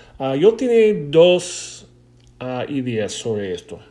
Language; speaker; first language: Spanish; non-native, learner; English